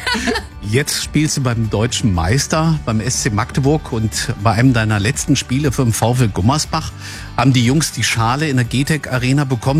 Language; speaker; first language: German; native; German